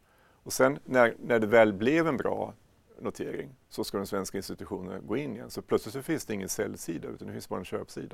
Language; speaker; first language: Swedish; native; Swedish